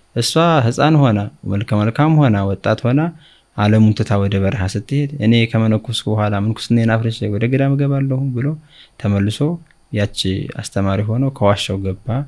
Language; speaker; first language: Amharic; native; Amharic